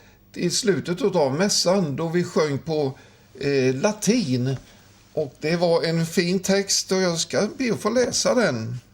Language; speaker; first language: Swedish; native; Swedish